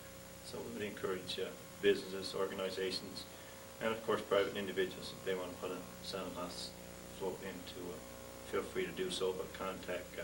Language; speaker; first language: English; native; English